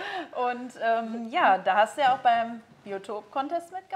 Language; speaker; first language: German; native; German